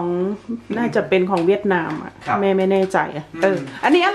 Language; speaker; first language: Thai; native; Thai